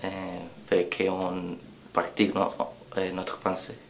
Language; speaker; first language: French; non-native, learner; Spanish